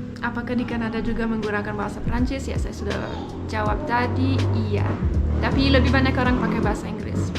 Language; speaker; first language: Indonesian; non-native, fluent; French